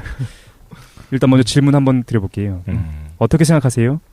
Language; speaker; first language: Korean; native; Korean